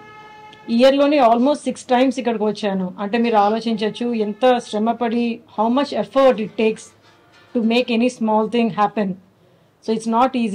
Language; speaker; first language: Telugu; early bilingual, heritage; Telugu